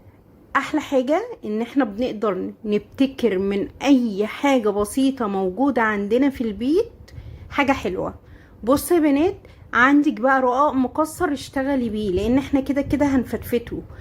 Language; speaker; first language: Arabic; native; Arabic